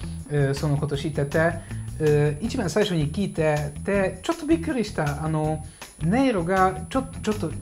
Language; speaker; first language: Japanese; non-native, fluent; Hungarian